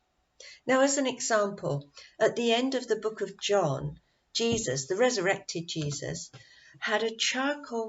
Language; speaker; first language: English; native; English